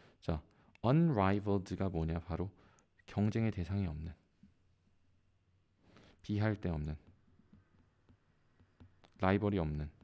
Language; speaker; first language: Korean; native; Korean